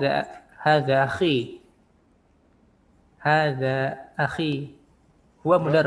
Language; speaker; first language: Arabic; non-native, learner; Indonesian